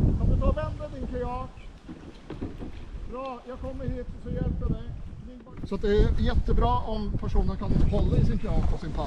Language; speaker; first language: Swedish; native; Swedish